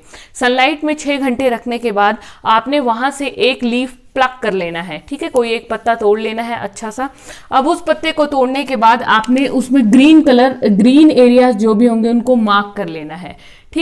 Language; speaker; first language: Hindi; native; Hindi